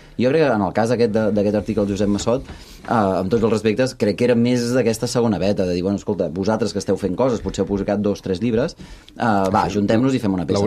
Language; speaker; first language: Catalan; early bilingual, other home language; Russian